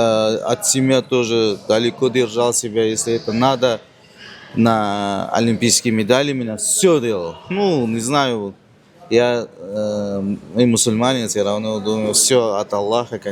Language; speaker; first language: Russian; non-native, learner; Uzbek